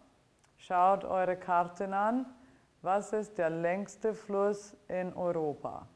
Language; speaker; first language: German; non-native, fluent; Italian